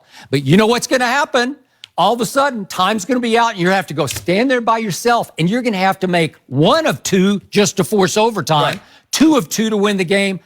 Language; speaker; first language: English; native; English